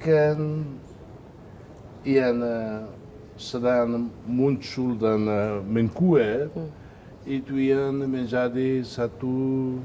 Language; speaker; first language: Indonesian; non-native, fluent; Tetum